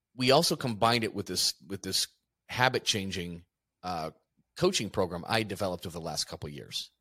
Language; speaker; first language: English; native; English